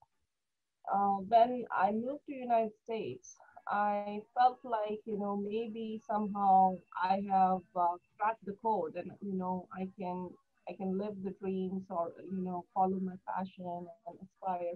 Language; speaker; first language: English; non-native, local second language; Hindi